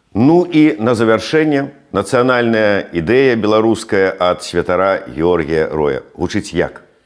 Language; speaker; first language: Belarusian; native; Belarusian